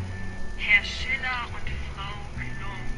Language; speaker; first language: German; non-native, learner; English